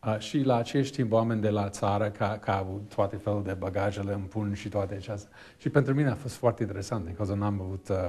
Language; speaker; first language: Romanian; non-native, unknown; English